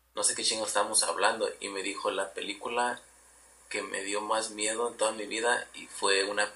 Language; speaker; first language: Spanish; early bilingual, heritage; Spanish